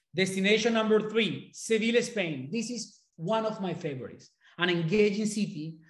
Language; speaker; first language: English; non-native, fluent; Spanish